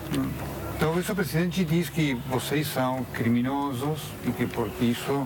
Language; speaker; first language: Portuguese; non-native, learner; Spanish